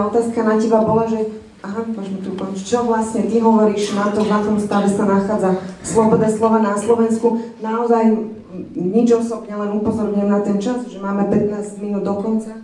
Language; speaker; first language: Slovak; native; Slovak